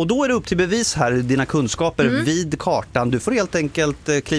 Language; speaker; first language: Swedish; native; Swedish